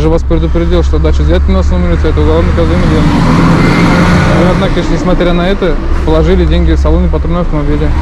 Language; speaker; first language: Russian; native; Russian